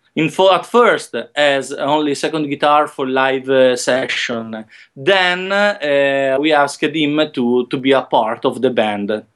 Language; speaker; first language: English; non-native, learner; Italian